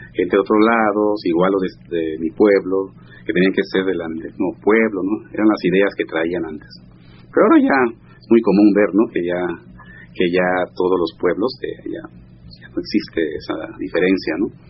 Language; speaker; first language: Spanish; non-native, local second language; Zapotec